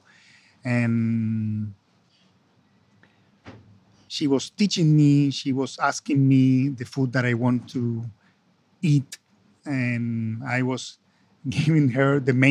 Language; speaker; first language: English; non-native, fluent; Spanish